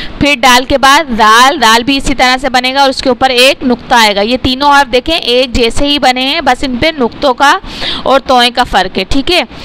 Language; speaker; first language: Urdu; non-native, local second language; Punjabi